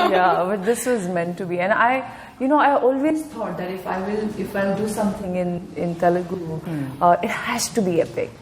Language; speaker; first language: English; non-native, local second language; Marathi